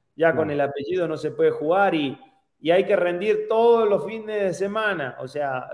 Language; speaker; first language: Spanish; native; Spanish